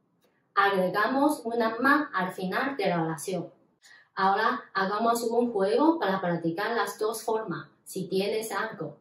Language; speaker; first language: Spanish; non-native, fluent; Chinese